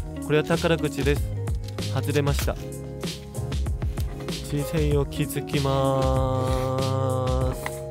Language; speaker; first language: Japanese; non-native, fluent; Korean